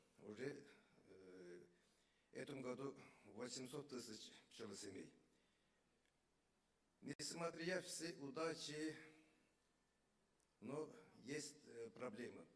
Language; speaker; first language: Russian; non-native, fluent; Azerbaijani